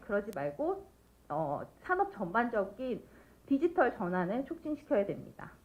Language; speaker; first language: Korean; native; Korean